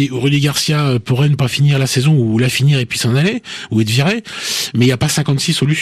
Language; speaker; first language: French; native; French